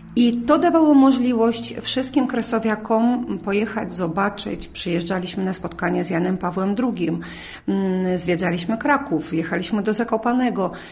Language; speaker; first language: Polish; early bilingual, heritage; Polish